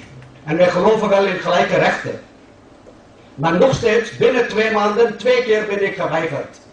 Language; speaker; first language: Dutch; non-native, fluent; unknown